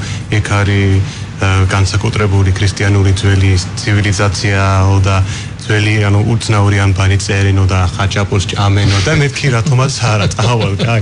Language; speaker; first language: Georgian; non-native, fluent; English